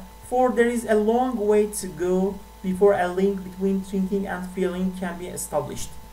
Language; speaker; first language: English; non-native, fluent; Turkish